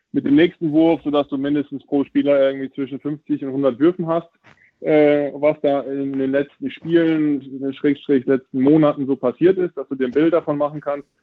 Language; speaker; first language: German; native; German